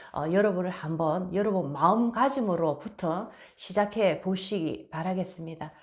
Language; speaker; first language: Korean; native; Korean